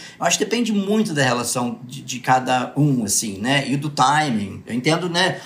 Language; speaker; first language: Portuguese; early bilingual, other home language; English